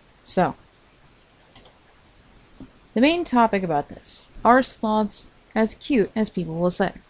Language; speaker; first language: English; native; English